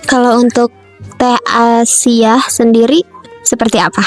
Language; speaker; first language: Indonesian; native; Indonesian